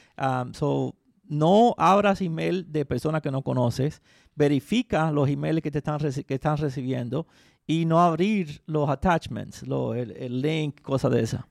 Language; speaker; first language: Spanish; early bilingual, heritage; Spanish